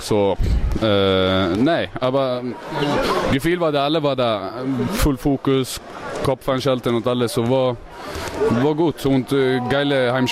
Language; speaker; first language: German; non-native, learner; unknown